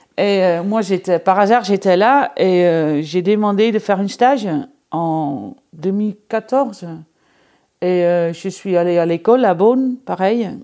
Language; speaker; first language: French; non-native, fluent; Dutch